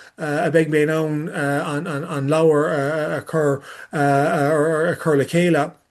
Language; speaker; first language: Irish; non-native, learner; English